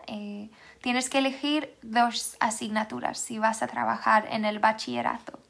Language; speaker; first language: Spanish; non-native, fluent; Swedish